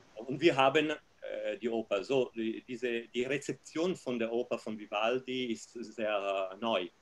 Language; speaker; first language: German; non-native, fluent; Italian